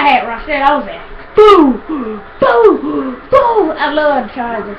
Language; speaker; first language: English; native; English